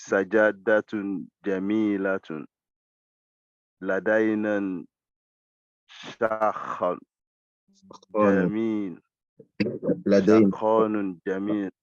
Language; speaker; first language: Arabic; non-native, learner; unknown